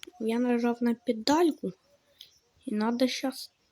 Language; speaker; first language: Russian; non-native, local second language; Ukrainian